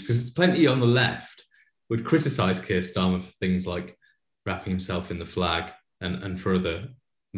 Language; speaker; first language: English; native; English